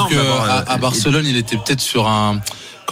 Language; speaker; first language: French; native; French